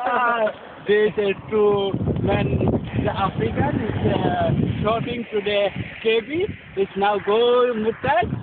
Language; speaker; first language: English; non-native, learner; Bangla